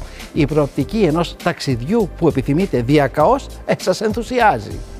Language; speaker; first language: Greek; native; Greek